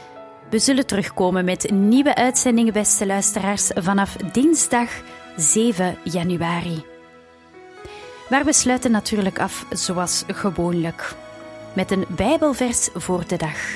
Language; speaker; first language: Dutch; native; Dutch